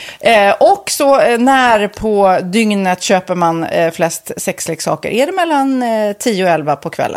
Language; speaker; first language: Swedish; native; Swedish